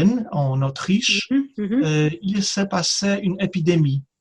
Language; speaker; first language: French; non-native, fluent; Polish